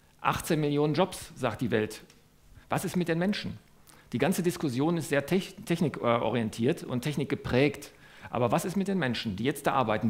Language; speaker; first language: German; native; German